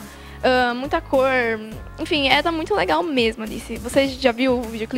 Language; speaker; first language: Portuguese; native; Portuguese